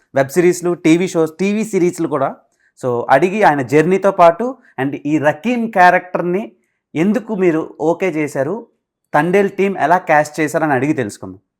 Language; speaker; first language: Telugu; native; Telugu